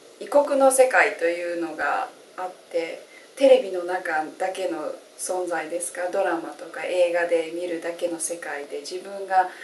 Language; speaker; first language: Japanese; native; Japanese